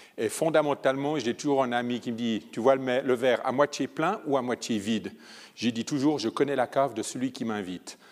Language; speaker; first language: French; early bilingual, other home language; Italian